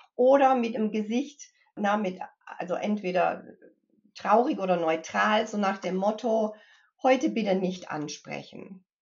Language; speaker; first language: German; early bilingual, other home language; English